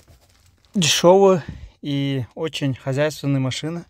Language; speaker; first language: Russian; non-native, learner; Uzbek